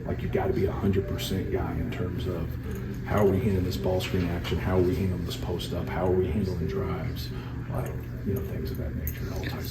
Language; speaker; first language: English; native; English